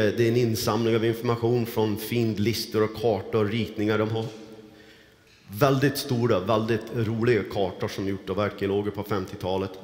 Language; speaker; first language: Swedish; non-native, fluent; English